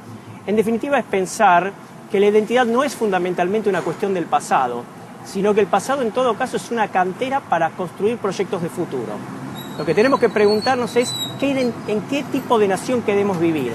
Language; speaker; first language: Spanish; native; Spanish